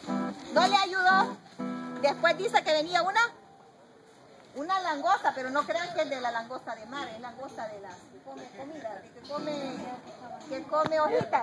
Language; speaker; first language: Spanish; native; Spanish